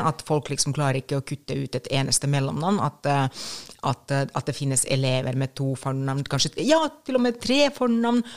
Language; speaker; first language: Norwegian; non-native, fluent; Finnish